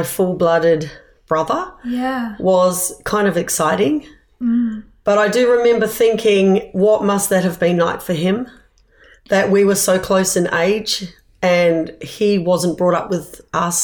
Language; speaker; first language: English; native; English